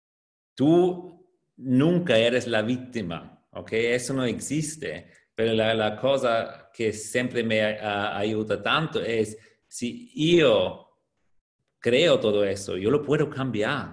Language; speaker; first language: Spanish; non-native, fluent; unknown